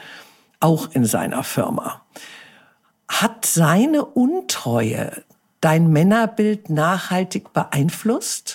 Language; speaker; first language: German; native; German